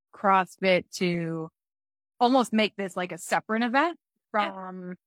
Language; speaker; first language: English; native; English